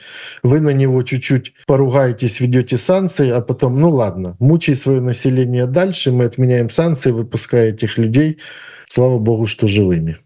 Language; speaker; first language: Russian; native; Russian